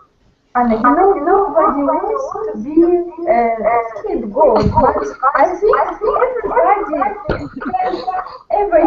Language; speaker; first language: English; non-native, learner; Russian